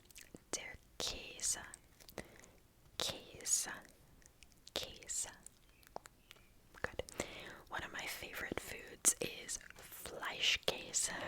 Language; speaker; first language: German; non-native, learner; English